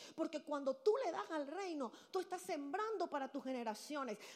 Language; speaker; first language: Spanish; native; Spanish